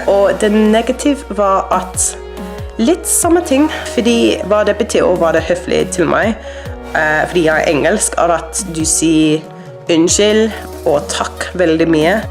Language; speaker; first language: Norwegian; non-native, learner; English